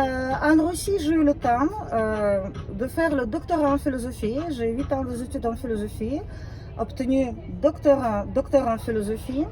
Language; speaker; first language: French; non-native, fluent; Russian